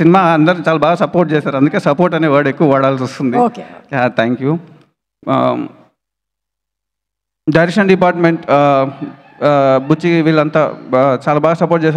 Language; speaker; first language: Telugu; native; Telugu